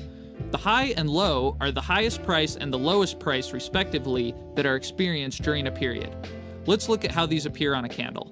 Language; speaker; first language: English; native; English